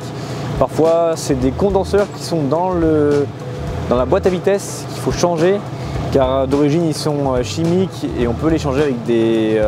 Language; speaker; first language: French; native; French